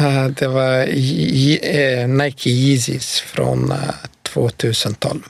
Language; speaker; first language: Swedish; non-native, fluent; Bosnian